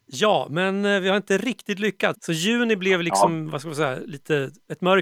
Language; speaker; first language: Swedish; native; Swedish